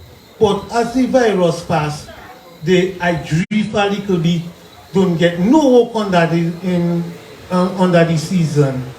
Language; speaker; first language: English; non-native, local second language; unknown